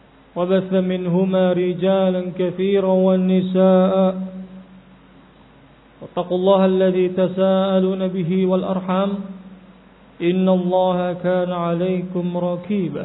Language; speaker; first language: Arabic; non-native, fluent; Indonesian